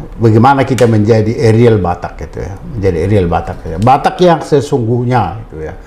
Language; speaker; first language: Indonesian; native; Indonesian